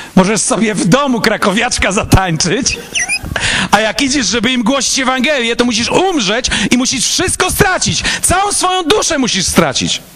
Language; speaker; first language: Polish; native; Polish